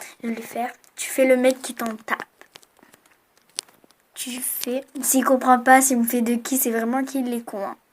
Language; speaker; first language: French; native; French